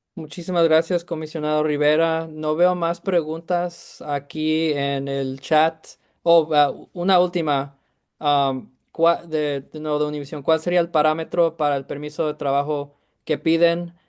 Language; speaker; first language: Spanish; early bilingual, heritage; Spanish